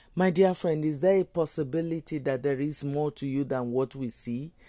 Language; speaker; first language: English; non-native, local second language; Yoruba